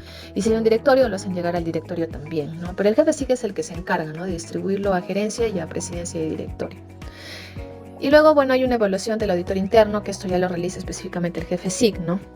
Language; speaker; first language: Spanish; native; Spanish